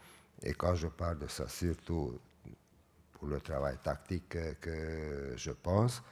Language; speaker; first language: French; non-native, fluent; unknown